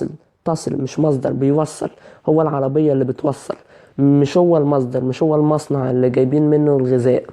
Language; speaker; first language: Arabic; native; Arabic